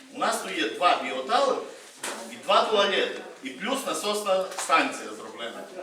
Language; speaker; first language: Ukrainian; native; Ukrainian